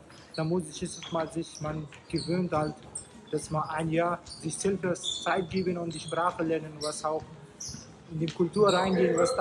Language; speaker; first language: German; non-native, fluent; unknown